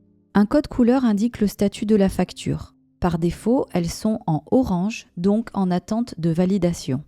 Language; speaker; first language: French; native; French